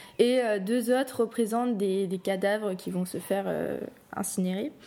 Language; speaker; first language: French; native; French